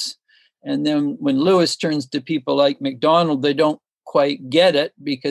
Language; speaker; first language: English; native; English